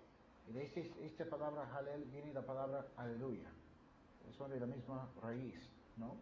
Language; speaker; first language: Spanish; non-native, fluent; English